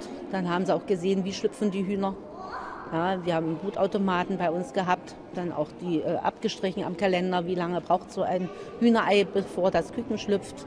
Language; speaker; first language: German; native; German